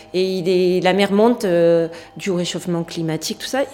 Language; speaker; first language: French; native; French